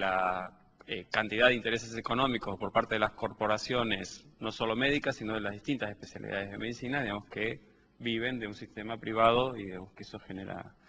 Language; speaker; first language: Spanish; native; Spanish